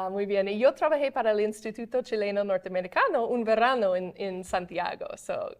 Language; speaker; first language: Spanish; non-native, fluent; English